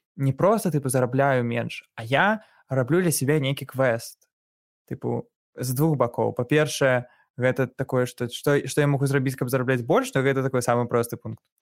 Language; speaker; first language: Belarusian; non-native, local second language; Russian